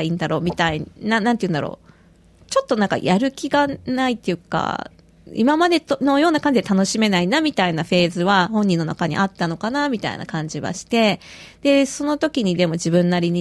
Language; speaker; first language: Japanese; native; Japanese